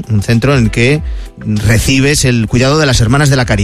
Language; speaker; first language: Spanish; native; Spanish